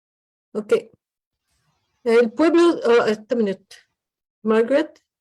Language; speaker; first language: Spanish; non-native, learner; French